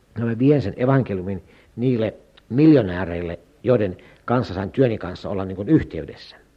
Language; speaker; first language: Finnish; native; Finnish